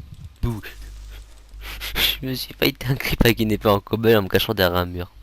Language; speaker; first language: French; native; French